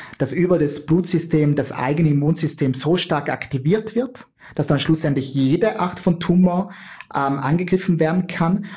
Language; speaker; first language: German; native; German